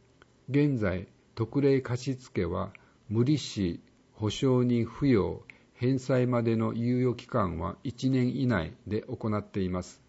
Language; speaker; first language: Japanese; native; Japanese